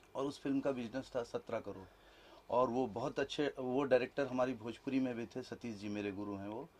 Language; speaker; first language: Hindi; native; Hindi